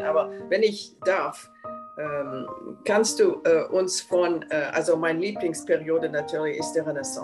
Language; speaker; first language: German; non-native, fluent; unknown